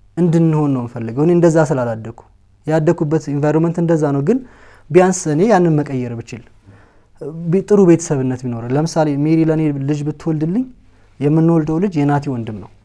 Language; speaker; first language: Amharic; native; Amharic